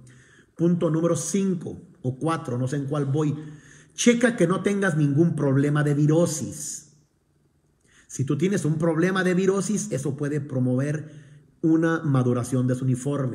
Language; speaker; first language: Spanish; native; Spanish